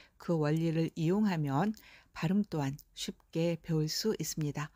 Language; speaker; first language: Korean; native; Korean